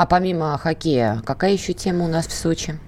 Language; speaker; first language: Russian; native; Russian